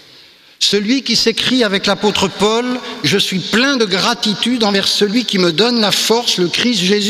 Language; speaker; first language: French; native; French